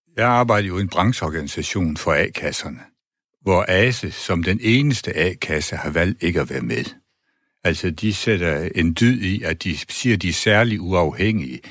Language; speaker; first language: Danish; native; Danish